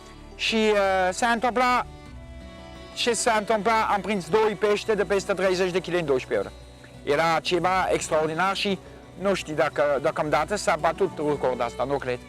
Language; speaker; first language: Romanian; non-native, learner; French